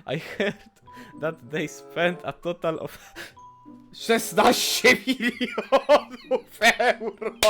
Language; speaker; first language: English; non-native, learner; Polish